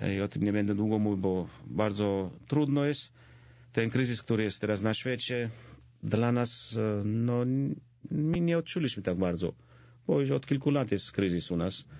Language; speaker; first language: Polish; non-native, fluent; Georgian